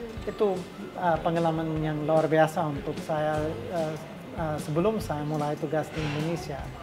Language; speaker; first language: Indonesian; non-native, fluent; English